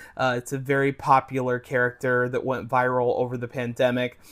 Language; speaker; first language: English; native; English